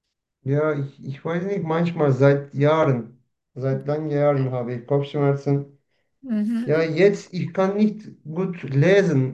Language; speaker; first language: German; non-native, learner; Turkish